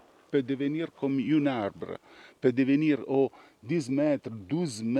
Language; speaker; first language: French; non-native, learner; Italian